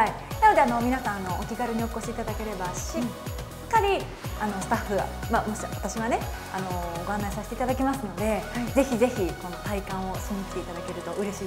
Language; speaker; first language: Japanese; native; Japanese